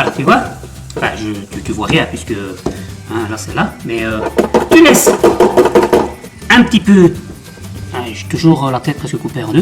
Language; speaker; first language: French; native; French